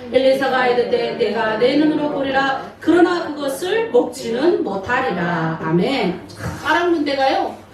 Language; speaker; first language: Korean; native; Korean